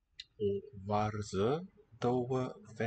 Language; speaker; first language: Romanian; non-native, learner; English